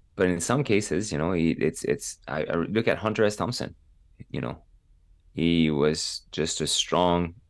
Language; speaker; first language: English; non-native, fluent; French